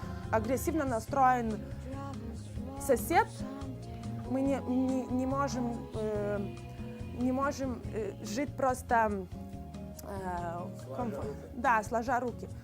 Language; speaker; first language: Russian; non-native, fluent; Lithuanian